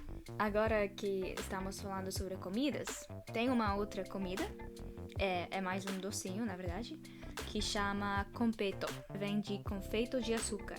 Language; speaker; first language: Portuguese; non-native, fluent; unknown